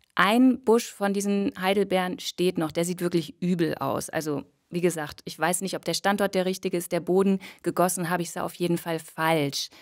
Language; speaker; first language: German; native; German